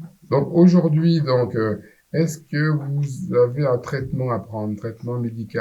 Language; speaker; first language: French; native; French